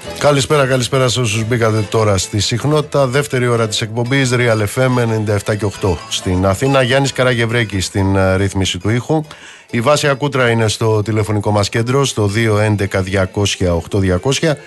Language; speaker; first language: Greek; native; Greek